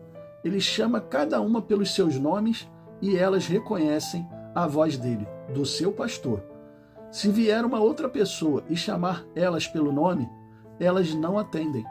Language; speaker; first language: Portuguese; native; Portuguese